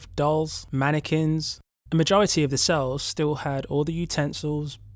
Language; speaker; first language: English; native; English